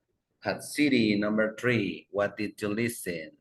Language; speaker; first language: English; non-native, fluent; Spanish